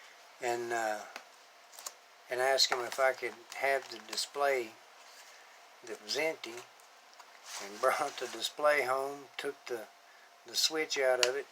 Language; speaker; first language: English; native; English